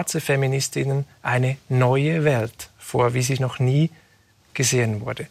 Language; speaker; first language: German; native; German